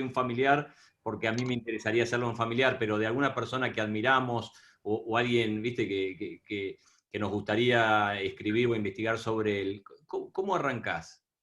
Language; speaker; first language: Spanish; native; Spanish